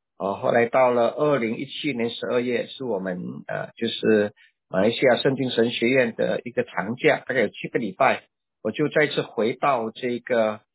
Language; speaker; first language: Chinese; native; Chinese